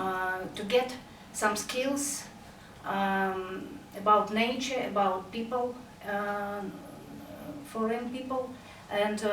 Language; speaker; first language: English; non-native, learner; Russian